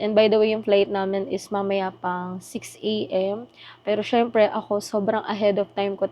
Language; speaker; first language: Filipino; native; Filipino